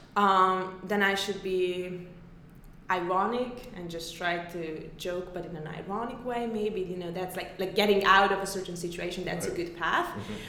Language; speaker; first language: English; non-native, fluent; Hungarian